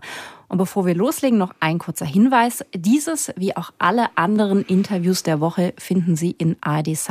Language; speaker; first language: German; native; German